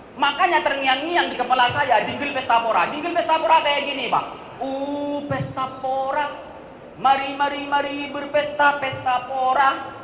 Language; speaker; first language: Indonesian; non-native, local second language; Madurese